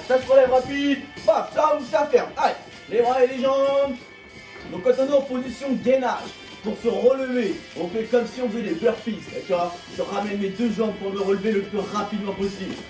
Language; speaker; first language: French; native; French